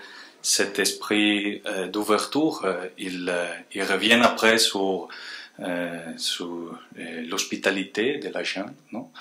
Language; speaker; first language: French; non-native, fluent; Spanish